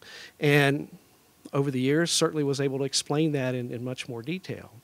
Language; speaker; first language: English; native; English